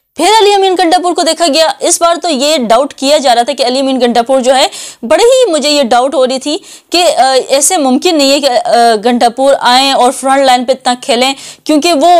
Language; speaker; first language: Urdu; native; Urdu